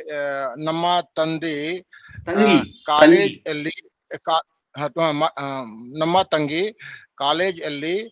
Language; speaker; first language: Kannada; non-native, learner; Hindi